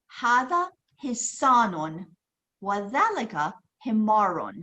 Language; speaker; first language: Arabic; non-native, fluent; English